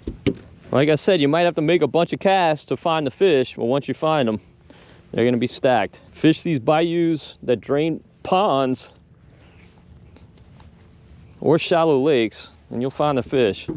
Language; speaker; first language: English; native; English